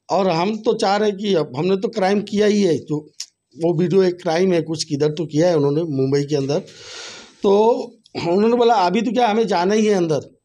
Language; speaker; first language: Hindi; native; Hindi